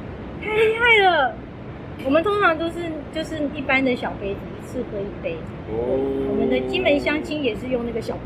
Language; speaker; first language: Chinese; native; Chinese